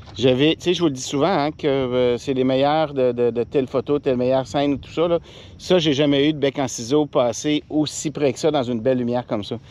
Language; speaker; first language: French; native; French